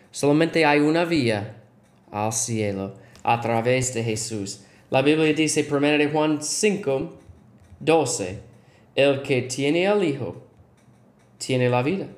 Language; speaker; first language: Spanish; non-native, learner; English